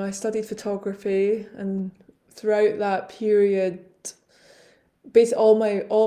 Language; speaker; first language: English; native; English